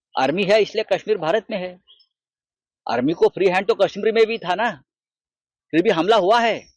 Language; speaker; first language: Hindi; non-native, local second language; Marathi